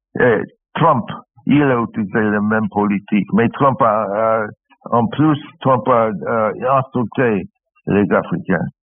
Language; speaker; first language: French; non-native, learner; English